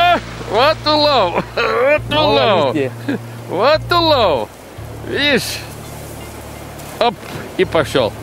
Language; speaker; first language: Russian; non-native, local second language; Latvian